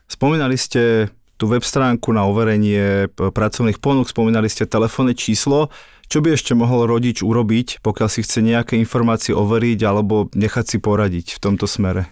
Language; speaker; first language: Slovak; native; Slovak